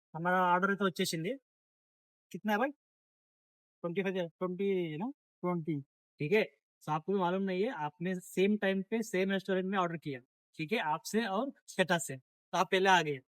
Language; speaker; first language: Hindi; non-native, local second language; Telugu